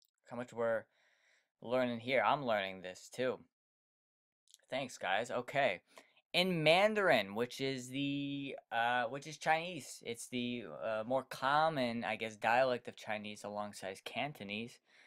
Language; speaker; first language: English; native; English